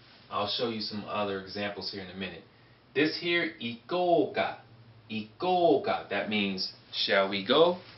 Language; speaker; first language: English; native; English